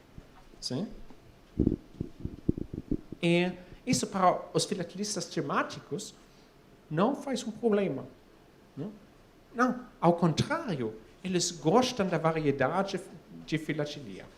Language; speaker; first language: Portuguese; non-native, fluent; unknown